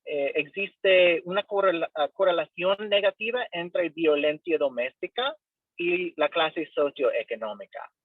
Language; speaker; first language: Spanish; non-native, fluent; English